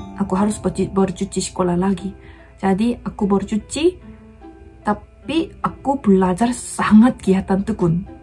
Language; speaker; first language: Indonesian; non-native, fluent; Korean